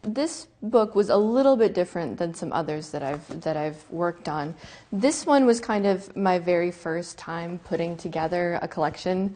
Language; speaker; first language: English; native; English